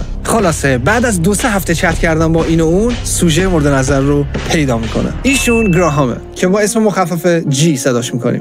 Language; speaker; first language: Persian; native; Persian